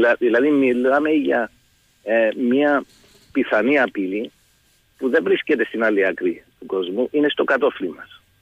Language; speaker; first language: Greek; early bilingual, heritage; Greek